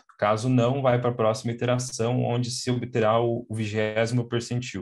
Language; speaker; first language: Portuguese; native; Portuguese